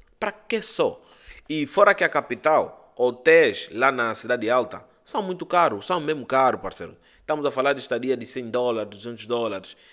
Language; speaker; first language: Portuguese; native; Portuguese